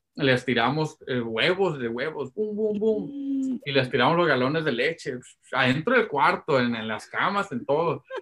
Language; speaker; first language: Spanish; early bilingual, heritage; Spanish